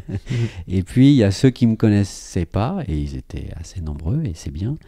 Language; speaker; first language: French; native; French